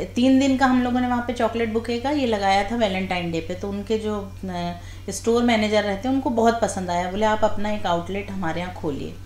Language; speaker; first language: Hindi; native; Hindi